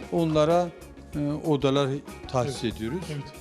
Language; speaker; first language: Turkish; native; Turkish